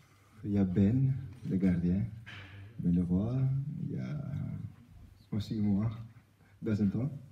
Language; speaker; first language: French; non-native, learner; Albanian